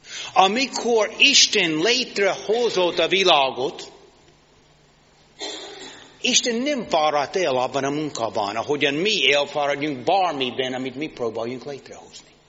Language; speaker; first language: Hungarian; non-native, fluent; English